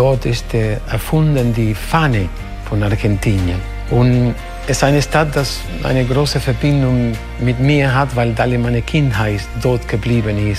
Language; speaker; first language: German; non-native, learner; Spanish